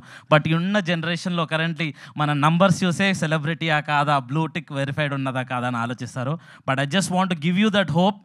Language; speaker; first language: Telugu; native; Telugu